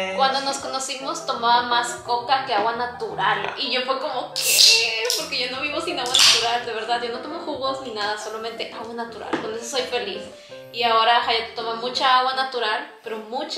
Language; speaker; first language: Spanish; native; Spanish